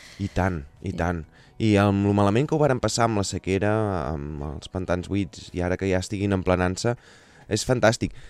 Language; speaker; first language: Catalan; native; Catalan